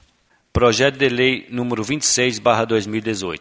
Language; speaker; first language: Portuguese; native; Portuguese